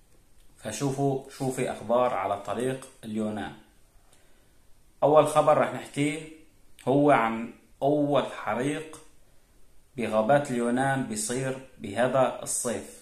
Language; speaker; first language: Arabic; native; Arabic